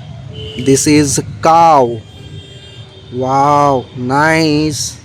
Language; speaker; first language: English; non-native, learner; Indonesian